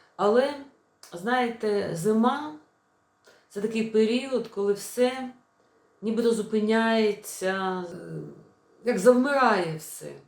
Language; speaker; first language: Ukrainian; non-native, local second language; Russian